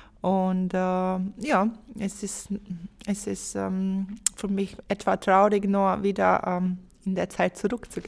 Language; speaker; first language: German; non-native, fluent; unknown